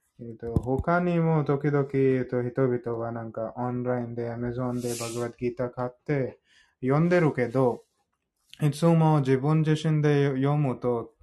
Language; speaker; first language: Japanese; non-native, fluent; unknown